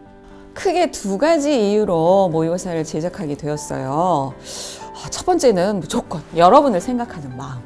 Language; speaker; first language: Korean; native; Korean